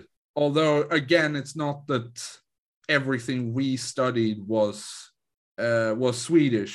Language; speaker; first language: English; non-native, fluent; Swedish